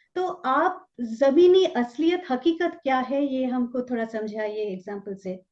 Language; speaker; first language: Hindi; non-native, local second language; Bangla